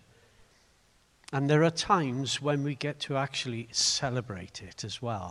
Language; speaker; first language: English; native; English